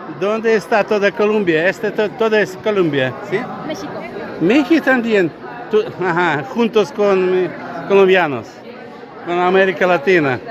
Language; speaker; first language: Spanish; non-native, learner; Ukrainian